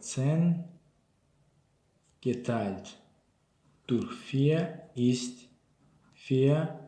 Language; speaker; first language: German; non-native, learner; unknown